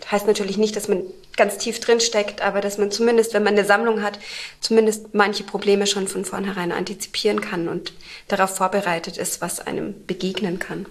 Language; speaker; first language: German; native; German